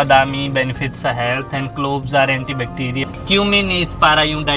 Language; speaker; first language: Filipino; non-native, learner; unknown